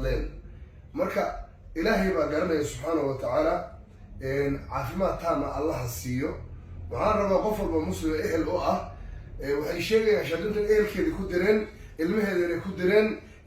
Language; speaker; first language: Somali; native; Somali